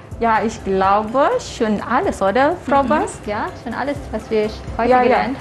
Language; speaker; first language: German; non-native, fluent; Malay